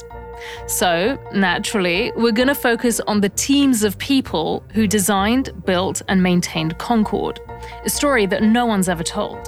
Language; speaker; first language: English; native; English